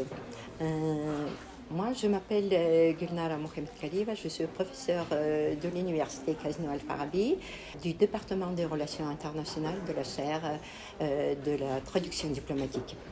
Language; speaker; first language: French; non-native, fluent; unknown